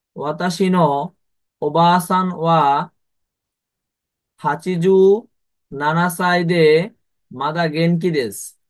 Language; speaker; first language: Japanese; non-native, fluent; Bangla